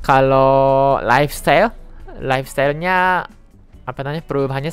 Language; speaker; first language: Indonesian; non-native, fluent; Japanese